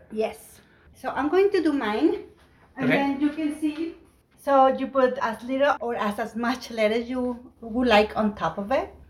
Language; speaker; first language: English; non-native, fluent; Spanish